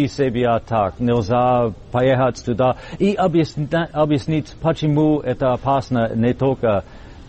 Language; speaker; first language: Russian; non-native, fluent; English